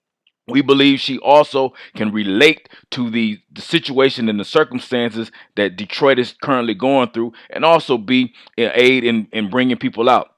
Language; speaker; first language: English; native; English